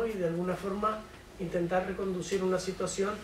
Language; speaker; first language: Spanish; native; Spanish